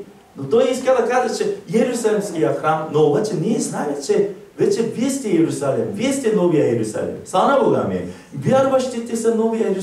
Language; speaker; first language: Bulgarian; non-native, learner; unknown